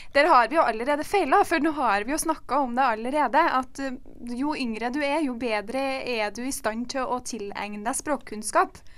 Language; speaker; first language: Norwegian; native; Norwegian